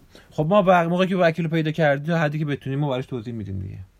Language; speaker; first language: Persian; native; Persian